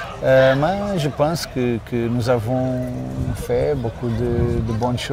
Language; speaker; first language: French; non-native, learner; Portuguese